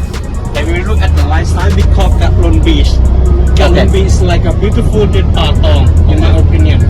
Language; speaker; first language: English; non-native, learner; Thai